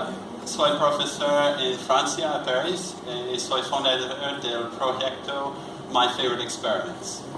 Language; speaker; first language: Spanish; non-native, learner; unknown